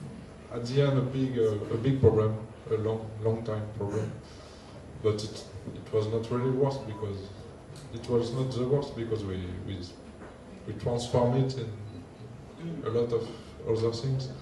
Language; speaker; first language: English; non-native, learner; French